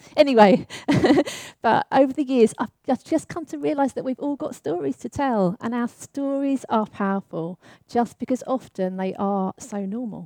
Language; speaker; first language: English; native; English